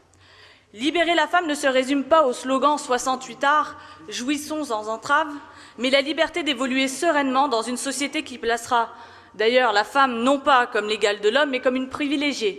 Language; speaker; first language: French; native; French